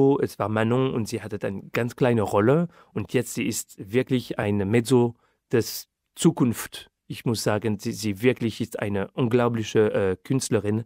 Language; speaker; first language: German; non-native, fluent; French